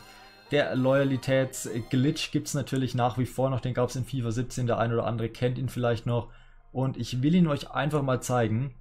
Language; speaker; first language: German; native; German